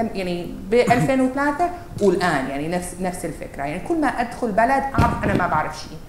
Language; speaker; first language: Arabic; non-native, fluent; English